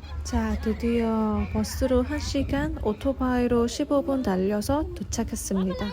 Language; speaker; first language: Korean; non-native, fluent; Burmese